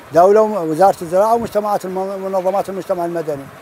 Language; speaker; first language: Arabic; native; Arabic